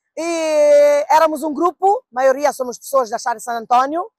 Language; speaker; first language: Portuguese; non-native, local second language; Kabuverdianu